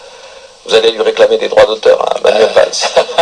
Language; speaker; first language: French; native; French